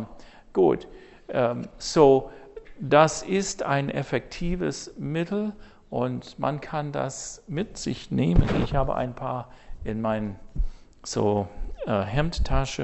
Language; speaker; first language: German; non-native, fluent; English